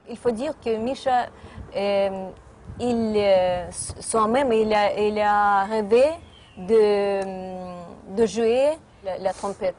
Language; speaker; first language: French; non-native, fluent; Russian